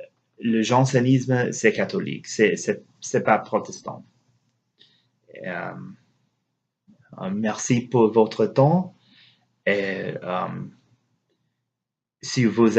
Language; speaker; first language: French; non-native, learner; English